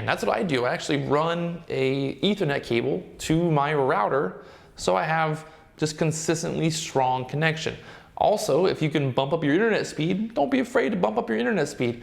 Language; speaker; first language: English; native; English